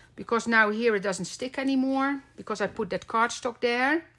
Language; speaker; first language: English; non-native, fluent; Dutch